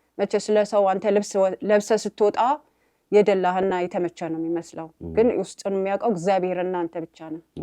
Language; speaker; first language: Amharic; native; Amharic